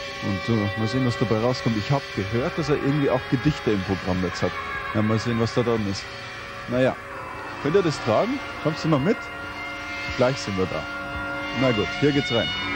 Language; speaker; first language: German; native; German